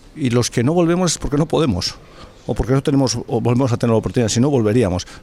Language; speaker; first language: Spanish; native; Spanish